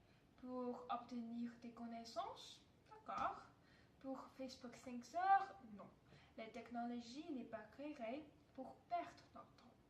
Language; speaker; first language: French; non-native, learner; English